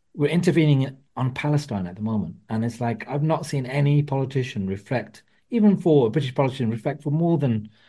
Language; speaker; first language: English; early bilingual, other home language; Punjabi